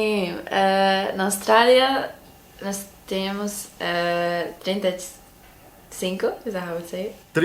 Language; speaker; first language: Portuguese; non-native, learner; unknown